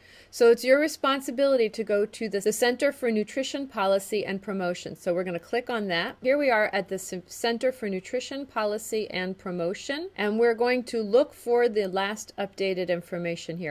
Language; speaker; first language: English; native; English